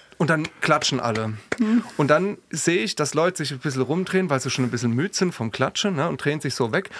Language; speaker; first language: German; native; German